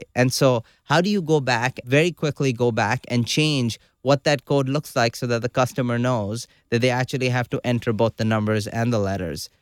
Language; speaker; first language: English; non-native, local second language; Urdu